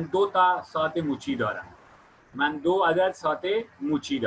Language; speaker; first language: Persian; non-native, fluent; Urdu